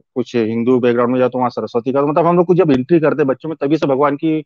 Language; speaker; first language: Hindi; native; Hindi